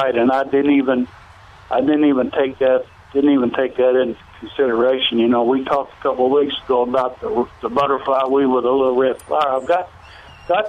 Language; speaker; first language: English; native; English